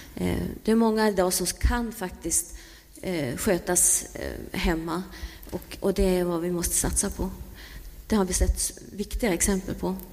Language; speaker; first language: Swedish; native; Swedish